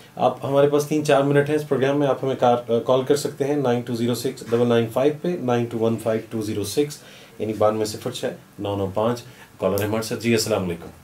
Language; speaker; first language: Urdu; native; Urdu